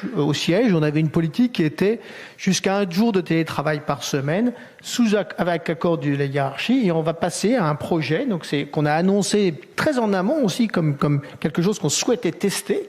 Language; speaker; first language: French; native; French